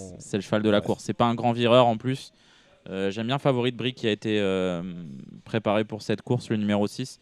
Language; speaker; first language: French; native; French